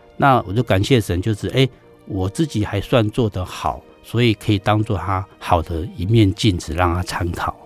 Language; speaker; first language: Chinese; native; Chinese